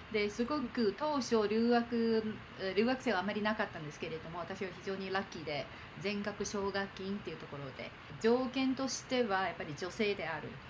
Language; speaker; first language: Japanese; non-native, fluent; Chinese